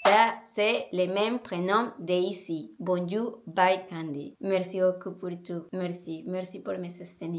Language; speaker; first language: French; non-native, learner; Spanish